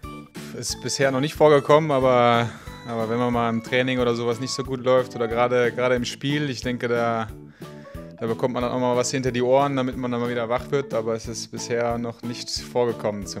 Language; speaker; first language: German; native; German